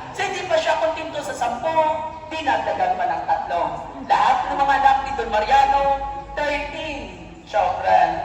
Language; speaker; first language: Filipino; non-native, local second language; Hiligaynon